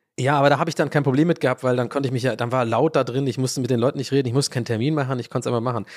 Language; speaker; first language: German; early bilingual, other home language; English